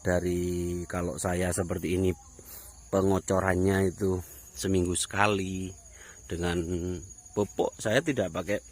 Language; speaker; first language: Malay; non-native, local second language; Javanese